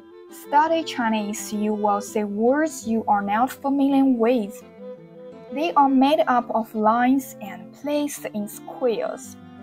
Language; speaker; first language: English; non-native, fluent; Chinese